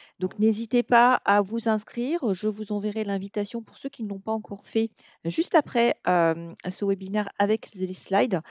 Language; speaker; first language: French; native; French